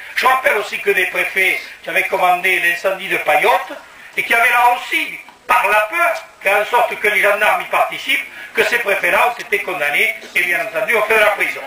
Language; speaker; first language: French; native; French